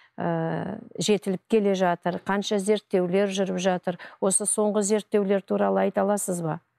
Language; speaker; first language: Kazakh; native; Kazakh